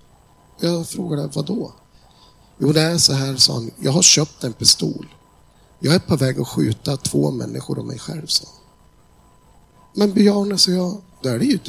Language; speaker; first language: Swedish; native; Swedish